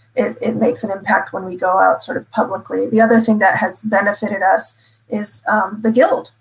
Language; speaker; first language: English; native; English